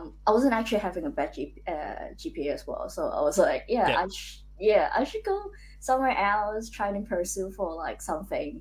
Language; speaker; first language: English; non-native, local second language; Cantonese